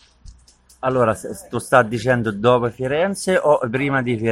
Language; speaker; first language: Italian; non-native, learner; Arabic